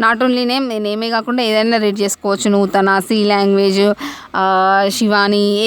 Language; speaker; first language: Telugu; native; Telugu